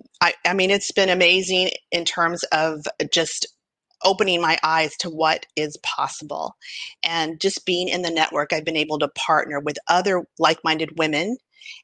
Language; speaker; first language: English; native; English